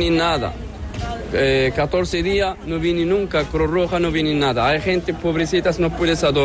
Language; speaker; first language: Spanish; non-native, learner; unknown